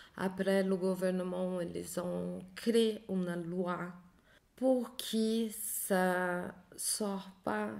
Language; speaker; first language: French; non-native, learner; Portuguese